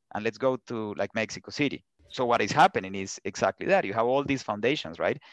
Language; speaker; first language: English; non-native, fluent; Spanish